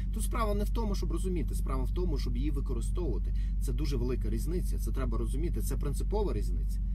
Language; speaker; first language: Ukrainian; non-native, local second language; Russian